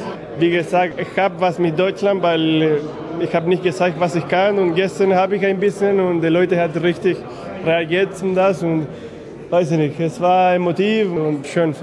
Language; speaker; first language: German; non-native, fluent; Spanish